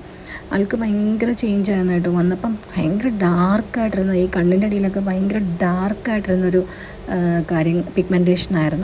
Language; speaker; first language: Malayalam; native; Malayalam